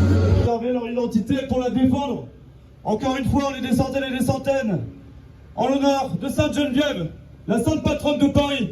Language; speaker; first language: French; native; French